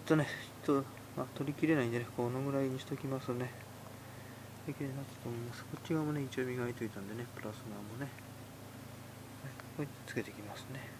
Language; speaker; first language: Japanese; native; Japanese